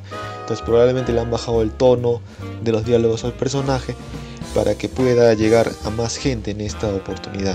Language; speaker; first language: Spanish; native; Spanish